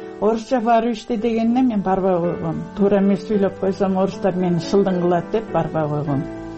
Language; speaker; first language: Kyrgyz; non-native, local second language; Russian